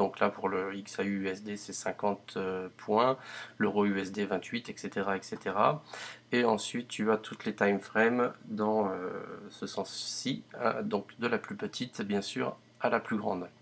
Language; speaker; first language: French; native; French